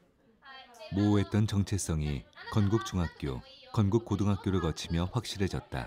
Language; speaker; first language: Korean; native; Korean